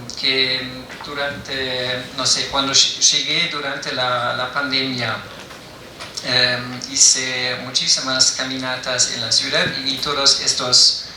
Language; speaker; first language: Spanish; non-native, fluent; German